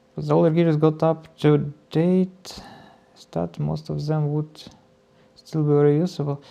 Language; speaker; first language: English; non-native, learner; Ukrainian